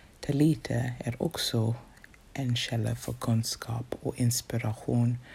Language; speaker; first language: Swedish; non-native, fluent; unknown